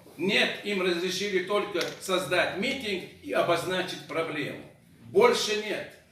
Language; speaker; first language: Russian; non-native, local second language; Chechen